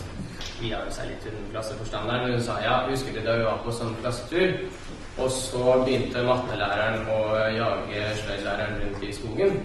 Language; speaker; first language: Norwegian; early bilingual, other home language; Russian